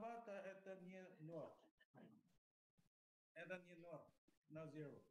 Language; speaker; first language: Russian; non-native, learner; Chinese